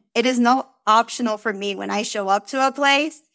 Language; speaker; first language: English; early bilingual, other home language; Spanish